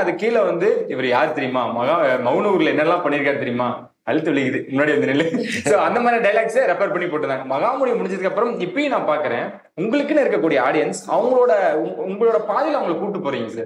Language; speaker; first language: Tamil; native; Tamil